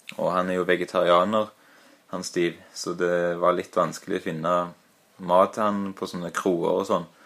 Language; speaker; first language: Norwegian; native; Norwegian